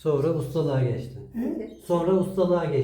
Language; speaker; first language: Turkish; native; Turkish